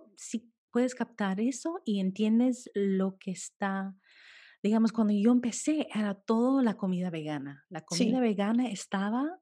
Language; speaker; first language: Spanish; early bilingual, heritage; Spanish